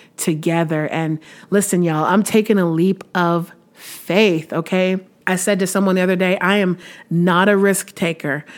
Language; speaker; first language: English; native; English